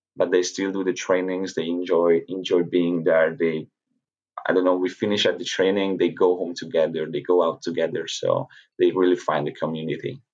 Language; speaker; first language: English; non-native, fluent; Hungarian